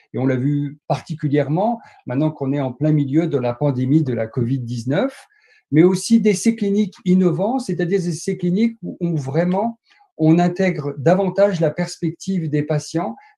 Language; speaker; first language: French; native; French